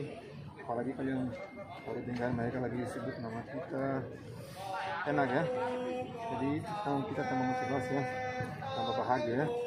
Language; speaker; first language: Indonesian; non-native, fluent; Portuguese